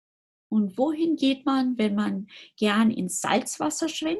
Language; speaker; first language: German; non-native, fluent; English